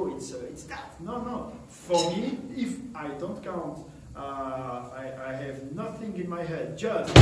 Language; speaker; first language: English; non-native, learner; French